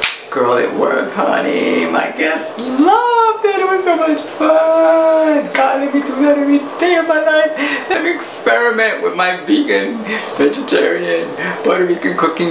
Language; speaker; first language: English; early bilingual, other home language; Spanish